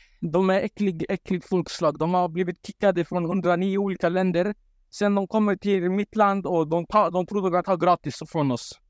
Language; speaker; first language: Swedish; non-native, local second language; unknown